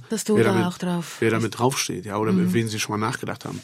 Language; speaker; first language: German; native; German